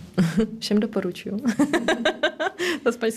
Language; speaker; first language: Czech; early bilingual, heritage; Czech